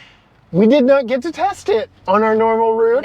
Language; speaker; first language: English; native; English